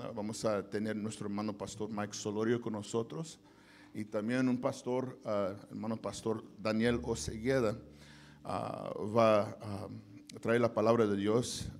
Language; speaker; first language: Spanish; early bilingual, heritage; Spanish